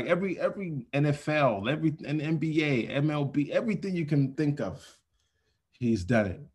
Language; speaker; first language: English; non-native, local second language; Yoruba